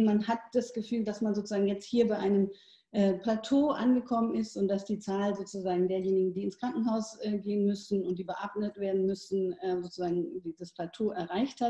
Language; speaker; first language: German; native; German